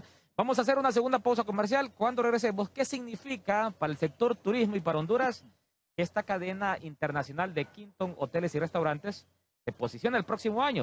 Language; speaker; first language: Spanish; native; Spanish